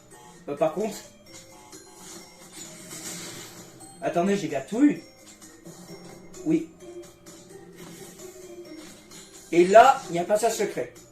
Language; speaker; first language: French; native; French